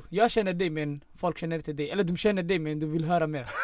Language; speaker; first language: Swedish; non-native, fluent; Somali